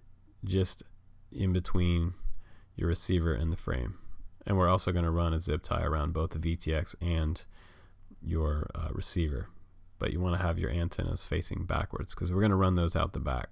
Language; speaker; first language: English; native; English